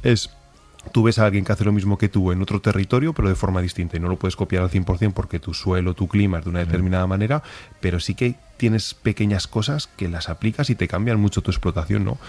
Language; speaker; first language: Spanish; native; Spanish